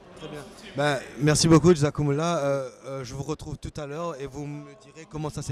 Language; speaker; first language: French; native; French